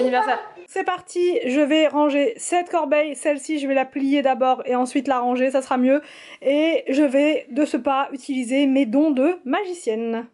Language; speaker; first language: French; native; French